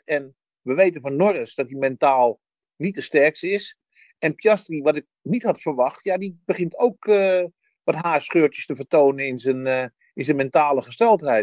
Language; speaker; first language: Dutch; native; Dutch